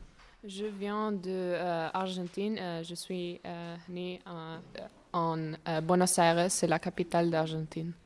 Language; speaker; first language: French; non-native, learner; Spanish